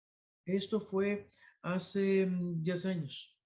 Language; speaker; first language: Spanish; non-native, fluent; Portuguese